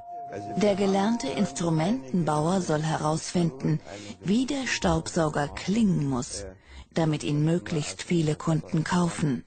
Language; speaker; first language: German; native; German